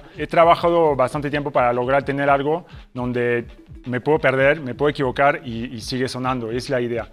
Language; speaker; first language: Spanish; non-native, fluent; French